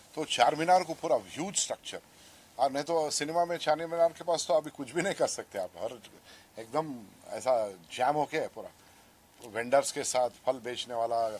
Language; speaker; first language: Hindi; non-native, local second language; Telugu